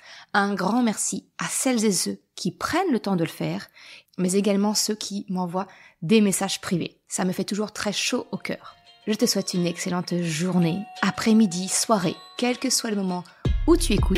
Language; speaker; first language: French; native; French